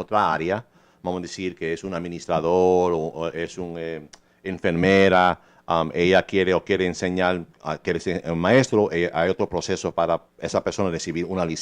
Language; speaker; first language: Spanish; early bilingual, heritage; English